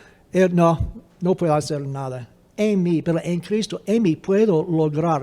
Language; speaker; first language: Spanish; non-native, fluent; English